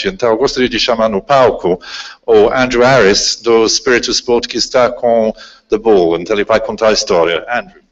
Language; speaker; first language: Portuguese; non-native, fluent; English